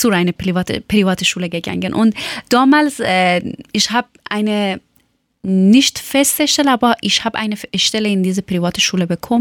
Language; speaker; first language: German; non-native, learner; Persian